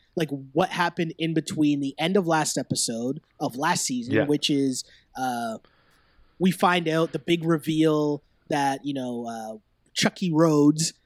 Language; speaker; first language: English; native; English